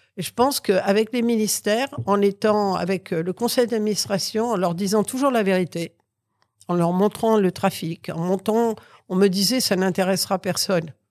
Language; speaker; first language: French; early bilingual, other home language; Catalan